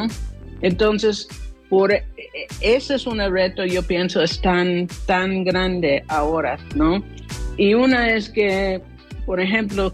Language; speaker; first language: Spanish; non-native, fluent; English